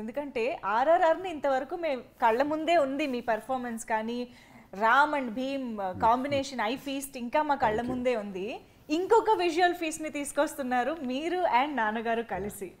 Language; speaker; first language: Telugu; native; Telugu